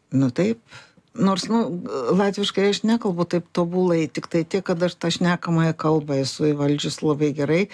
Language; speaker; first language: Lithuanian; native; Lithuanian